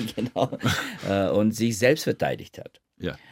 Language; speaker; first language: German; non-native, fluent; Bulgarian